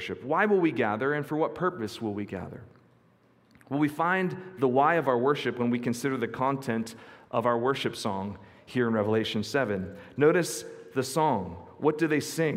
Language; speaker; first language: English; native; English